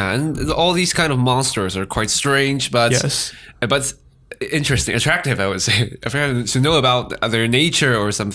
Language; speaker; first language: English; non-native, fluent; Chinese